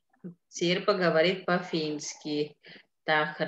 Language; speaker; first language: Russian; non-native, fluent; Indonesian